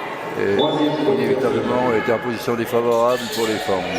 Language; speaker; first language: French; native; French